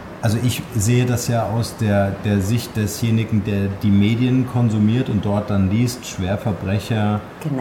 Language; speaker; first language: German; native; German